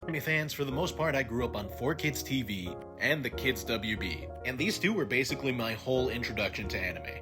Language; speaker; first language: English; native; English